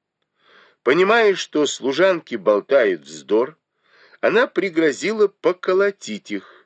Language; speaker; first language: Russian; native; Russian